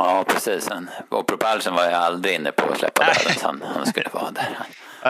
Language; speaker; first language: Swedish; native; Swedish